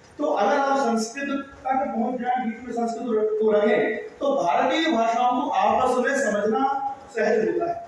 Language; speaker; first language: Hindi; native; Hindi